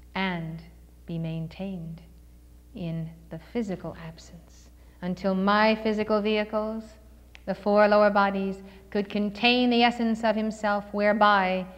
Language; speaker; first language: English; native; English